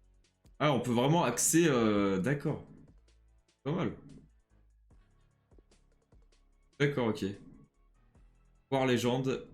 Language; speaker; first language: French; native; French